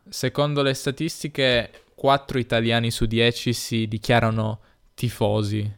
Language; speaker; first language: Italian; native; Italian